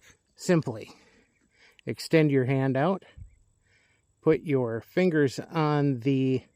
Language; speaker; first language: English; native; English